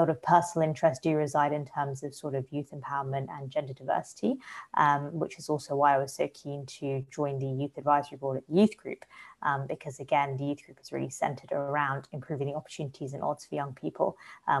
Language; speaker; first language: English; native; English